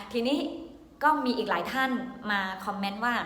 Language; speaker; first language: Thai; non-native, fluent; Burmese